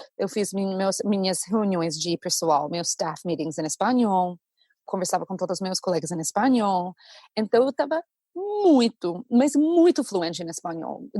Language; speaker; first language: Portuguese; non-native, fluent; English